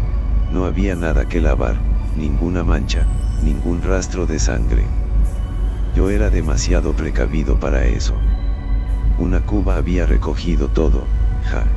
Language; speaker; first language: Spanish; native; Spanish